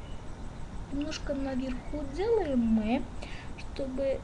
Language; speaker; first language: Russian; non-native, learner; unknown